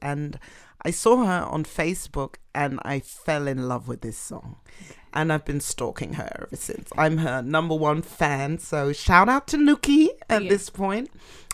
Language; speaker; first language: English; native; English